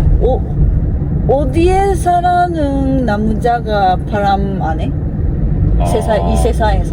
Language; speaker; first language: Korean; non-native, learner; Japanese